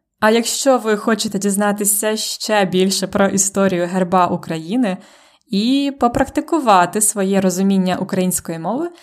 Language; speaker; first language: Ukrainian; native; Ukrainian